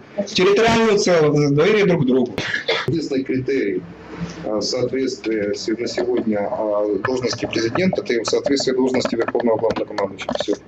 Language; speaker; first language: Russian; non-native, local second language; Ukrainian